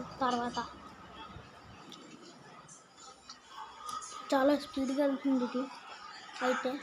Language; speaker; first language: Telugu; native; Telugu